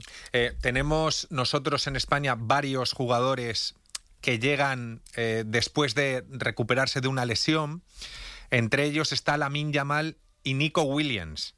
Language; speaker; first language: Spanish; native; Spanish